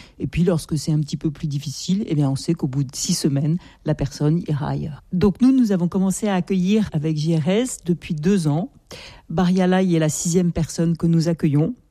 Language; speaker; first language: French; native; French